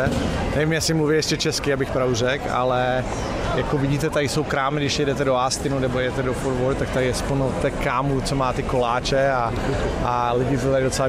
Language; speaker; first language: Czech; native; Czech